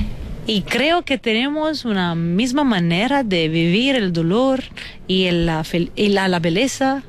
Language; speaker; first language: Spanish; non-native, fluent; Italian